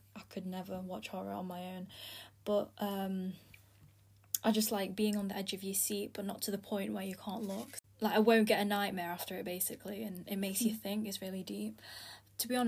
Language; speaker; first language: English; early bilingual, other home language; Filipino